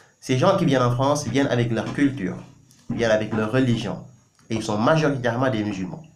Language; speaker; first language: French; non-native, local second language; Wolof